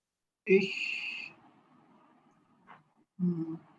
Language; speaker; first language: German; non-native, learner; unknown